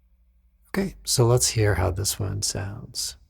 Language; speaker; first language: English; native; English